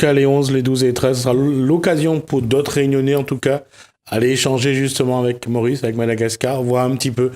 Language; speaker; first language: French; non-native, local second language; Réunion Creole French